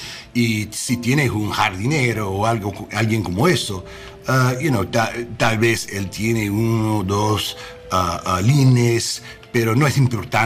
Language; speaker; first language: Spanish; non-native, learner; English